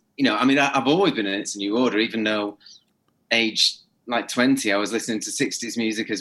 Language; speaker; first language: English; native; English